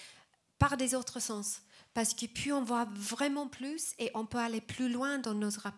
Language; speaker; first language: French; non-native, fluent; English